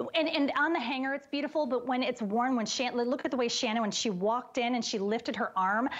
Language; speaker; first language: English; native; English